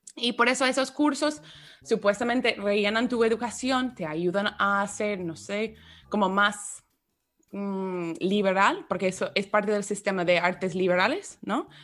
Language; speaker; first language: Spanish; non-native, fluent; English